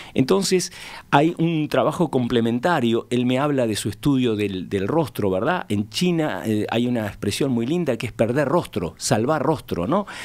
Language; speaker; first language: Spanish; native; Spanish